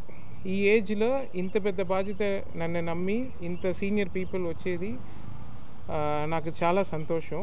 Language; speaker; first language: Telugu; non-native, learner; Tamil